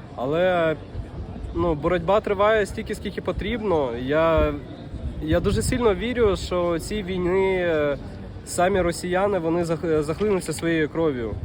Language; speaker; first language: Ukrainian; native; Ukrainian